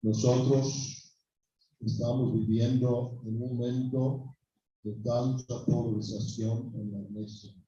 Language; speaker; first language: Spanish; non-native, fluent; English